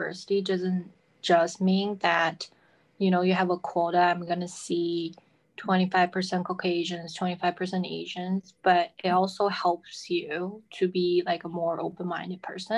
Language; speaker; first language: English; non-native, fluent; Chinese